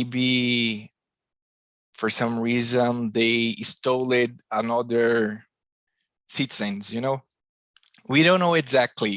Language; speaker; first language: English; non-native, learner; Portuguese